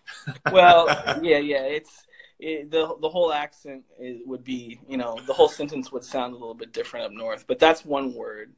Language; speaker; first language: English; native; English